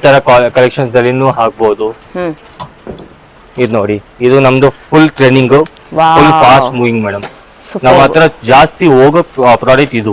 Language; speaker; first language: Kannada; non-native, local second language; Telugu